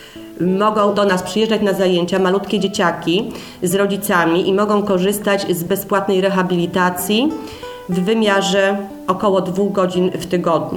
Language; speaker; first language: Polish; native; Polish